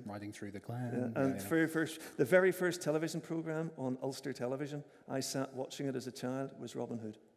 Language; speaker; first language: English; native; English